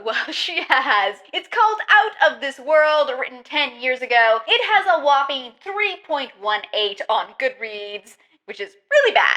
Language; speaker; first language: English; native; English